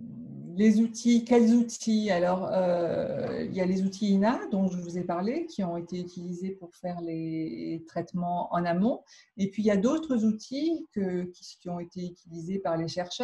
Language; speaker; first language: French; native; French